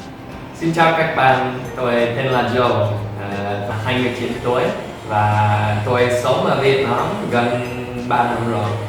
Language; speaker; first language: Vietnamese; non-native, learner; English